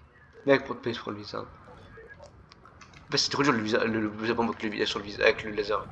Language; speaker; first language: French; native; French